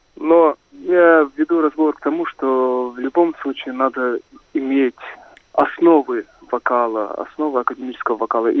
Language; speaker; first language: Russian; non-native, local second language; Kazakh